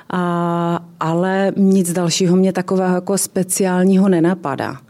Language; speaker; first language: Czech; native; Czech